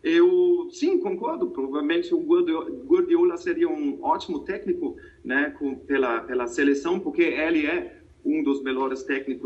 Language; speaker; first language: Portuguese; non-native, fluent; German